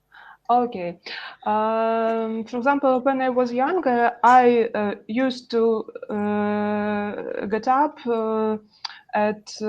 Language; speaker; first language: English; non-native, learner; Russian